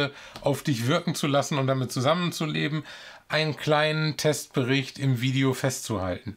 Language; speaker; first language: German; native; German